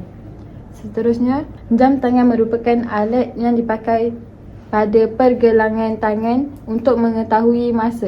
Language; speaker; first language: Malay; native; Malay